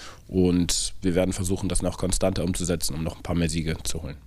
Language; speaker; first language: German; native; German